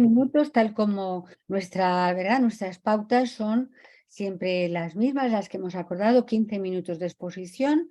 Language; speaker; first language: Spanish; native; Spanish